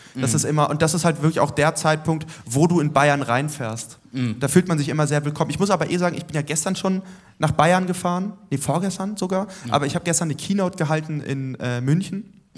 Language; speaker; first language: German; native; German